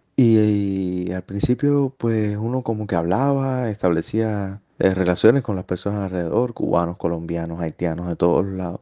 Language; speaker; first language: Spanish; native; Spanish